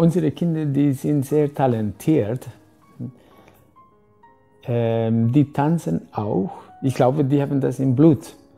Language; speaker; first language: German; non-native, fluent; Spanish